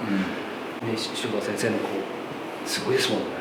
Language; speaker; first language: Japanese; native; Japanese